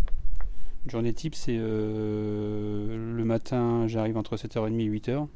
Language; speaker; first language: French; native; French